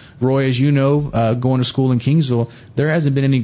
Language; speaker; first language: English; native; English